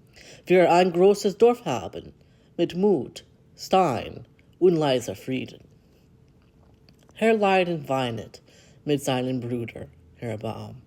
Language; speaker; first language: German; non-native, learner; English